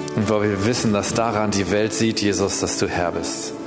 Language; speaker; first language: German; native; German